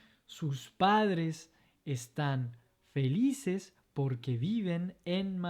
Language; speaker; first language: Spanish; non-native, fluent; French